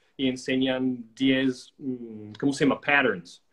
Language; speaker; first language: Spanish; non-native, fluent; English